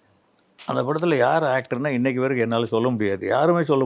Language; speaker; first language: Tamil; native; Tamil